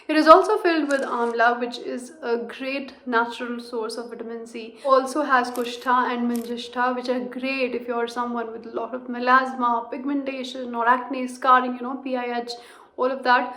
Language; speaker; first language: English; non-native, local second language; Hindi